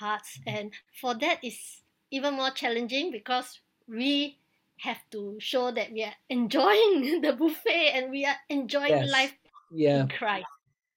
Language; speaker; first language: English; native; English